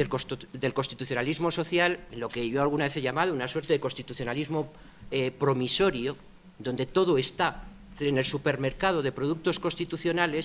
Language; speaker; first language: Spanish; native; Spanish